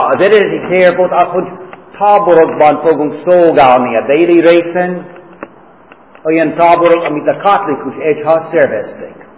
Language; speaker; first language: Hungarian; non-native, fluent; English